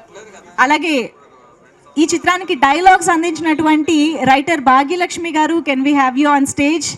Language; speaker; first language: Telugu; native; Telugu